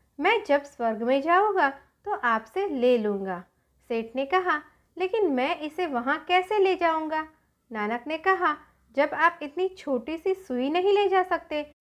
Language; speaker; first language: Hindi; non-native, local second language; Gujarati